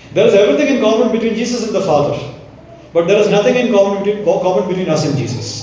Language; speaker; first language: English; non-native, local second language; Malayalam